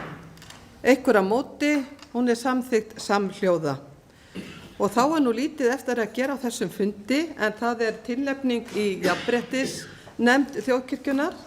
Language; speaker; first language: Icelandic; native; Icelandic